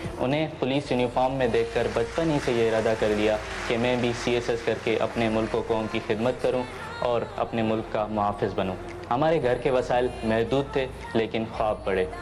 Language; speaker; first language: Urdu; non-native, local second language; Baluchi